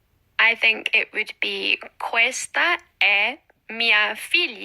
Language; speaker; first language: Italian; non-native, learner; English